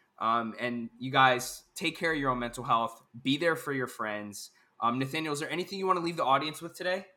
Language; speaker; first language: English; native; English